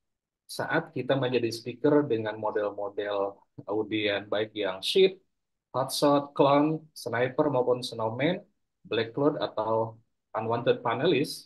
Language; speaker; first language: Indonesian; native; Indonesian